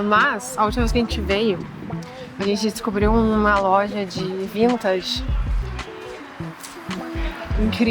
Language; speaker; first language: Portuguese; native; Portuguese